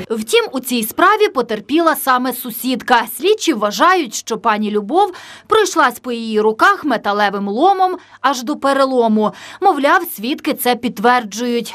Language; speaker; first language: Ukrainian; native; Ukrainian